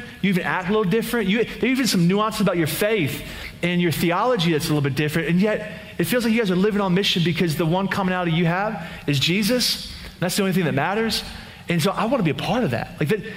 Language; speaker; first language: English; native; English